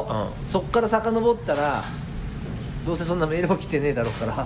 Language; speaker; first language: Japanese; native; Japanese